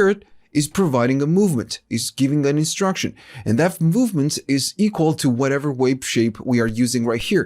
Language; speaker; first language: English; non-native, fluent; Spanish